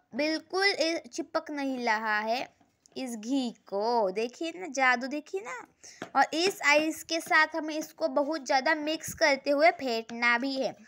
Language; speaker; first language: Hindi; non-native, local second language; Marathi